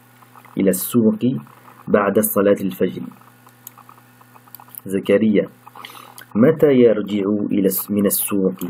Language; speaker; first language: Arabic; non-native, fluent; French